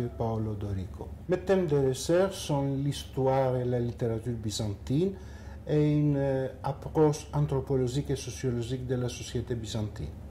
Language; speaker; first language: French; non-native, fluent; Greek